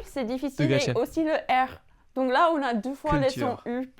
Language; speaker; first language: French; non-native, fluent; English